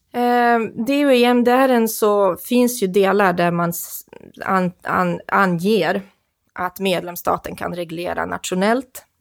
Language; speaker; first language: Swedish; non-native, fluent; Croatian